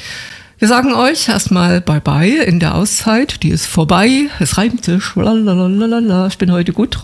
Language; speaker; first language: German; native; German